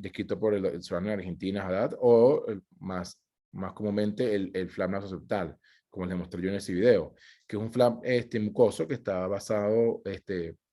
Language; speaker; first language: Spanish; native; Spanish